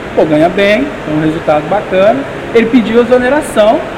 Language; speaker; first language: Portuguese; native; Portuguese